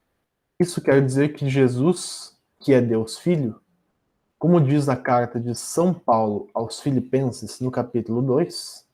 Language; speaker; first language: Portuguese; native; Portuguese